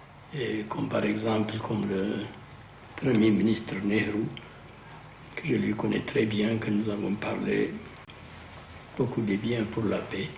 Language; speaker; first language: French; non-native, fluent; Amharic